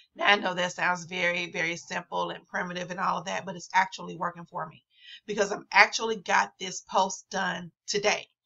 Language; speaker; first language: English; native; English